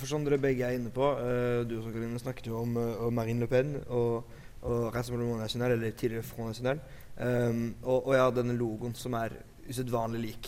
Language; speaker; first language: Norwegian; native; Norwegian